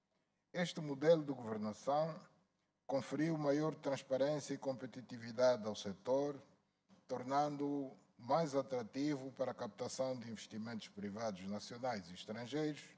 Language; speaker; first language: Portuguese; native; Portuguese